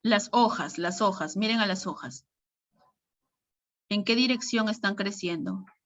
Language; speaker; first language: Spanish; native; Spanish